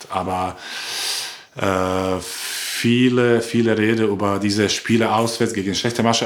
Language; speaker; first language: German; non-native, learner; Croatian